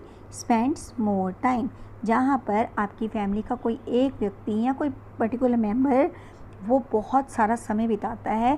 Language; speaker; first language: Hindi; native; Hindi